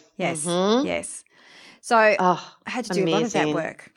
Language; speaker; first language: English; early bilingual, other home language; French